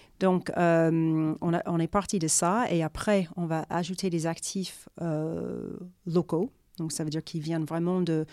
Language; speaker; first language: French; non-native, fluent; English